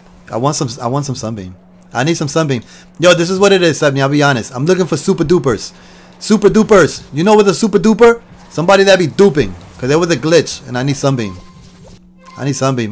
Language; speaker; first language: English; early bilingual, other home language; Spanish